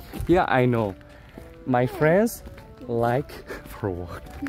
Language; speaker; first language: English; non-native, learner; Korean